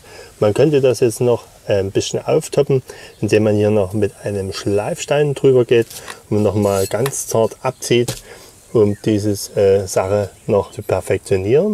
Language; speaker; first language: German; native; German